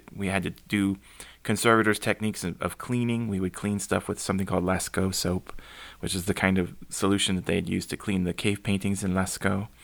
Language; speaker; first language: English; native; English